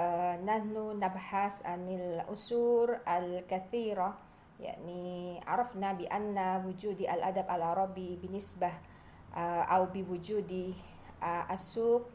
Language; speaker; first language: Arabic; non-native, fluent; Indonesian